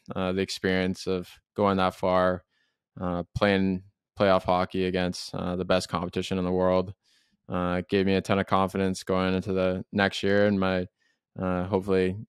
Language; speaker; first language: English; native; English